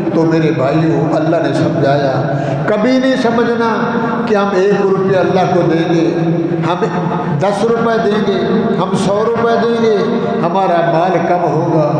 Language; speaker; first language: Urdu; non-native, local second language; Punjabi